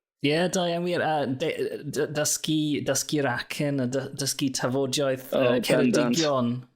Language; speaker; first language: Welsh; non-native, local second language; English